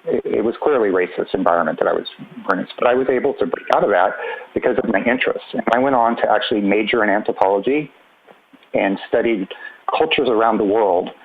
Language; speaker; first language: English; native; English